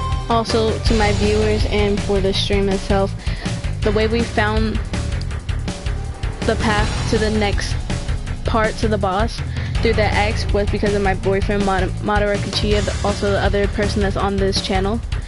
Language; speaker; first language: English; early bilingual, other home language; Spanish